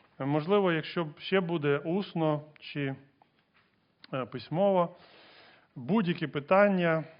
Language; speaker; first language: Ukrainian; non-native, local second language; Russian